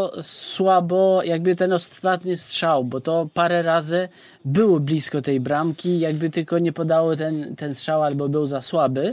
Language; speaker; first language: Polish; non-native, fluent; Albanian